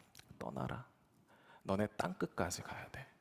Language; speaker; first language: Korean; native; Korean